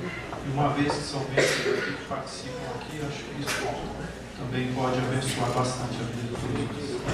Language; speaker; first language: Portuguese; native; Portuguese